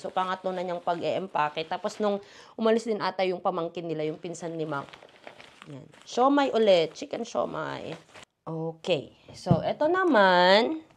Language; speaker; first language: Filipino; native; Filipino